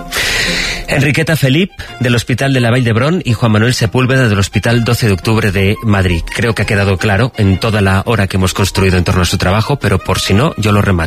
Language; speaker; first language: Spanish; native; Spanish